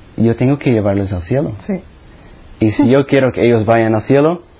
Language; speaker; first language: Spanish; non-native, fluent; Filipino